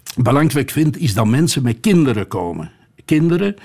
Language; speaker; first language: Dutch; native; Dutch